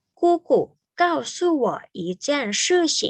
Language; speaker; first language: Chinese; non-native, fluent; Thai